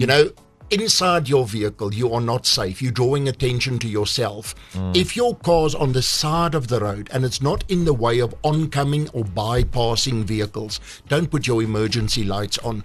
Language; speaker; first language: English; non-native, local second language; Afrikaans